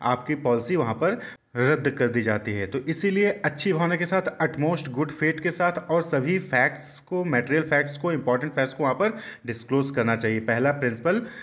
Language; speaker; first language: Hindi; native; Hindi